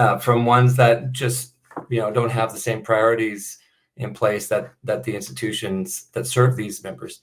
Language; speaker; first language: English; native; English